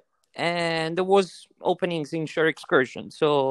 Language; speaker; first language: English; non-native, fluent; Italian